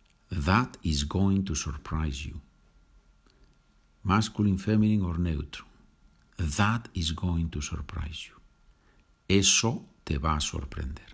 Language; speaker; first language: English; non-native, fluent; Spanish